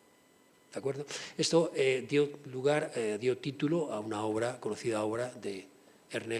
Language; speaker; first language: Spanish; native; Spanish